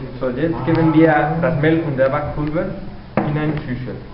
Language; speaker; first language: German; non-native, learner; Spanish